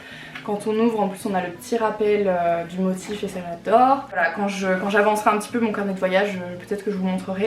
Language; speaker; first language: French; native; French